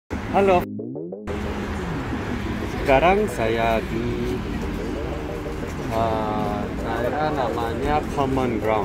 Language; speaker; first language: Indonesian; non-native, learner; Korean